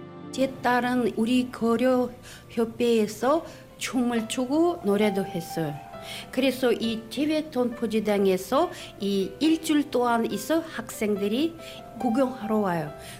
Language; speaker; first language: Korean; non-native, learner; Russian